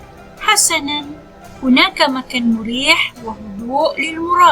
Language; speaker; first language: Arabic; non-native, fluent; Malay